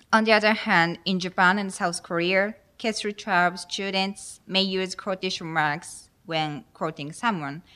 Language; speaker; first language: English; non-native, fluent; Japanese